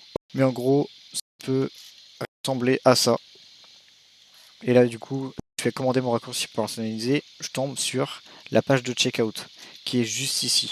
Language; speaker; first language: French; native; French